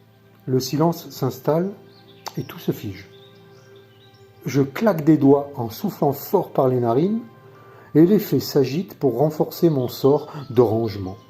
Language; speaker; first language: French; native; French